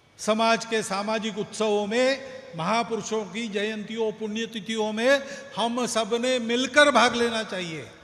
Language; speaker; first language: Hindi; non-native, local second language; Marathi